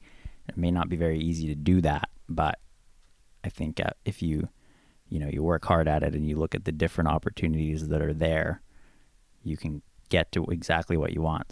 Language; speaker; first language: English; native; English